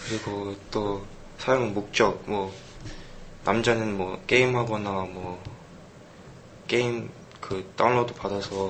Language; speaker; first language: Korean; early bilingual, heritage; Korean